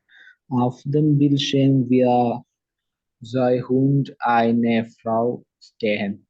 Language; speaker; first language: German; non-native, learner; Malayalam